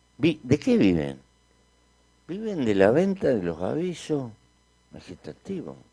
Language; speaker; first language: Spanish; native; Spanish